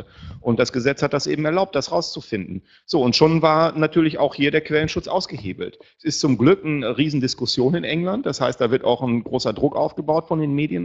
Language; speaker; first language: German; native; German